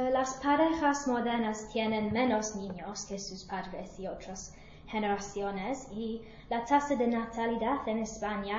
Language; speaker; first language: Spanish; non-native, learner; English